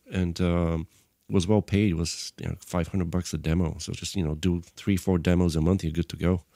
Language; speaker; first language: English; non-native, fluent; Bulgarian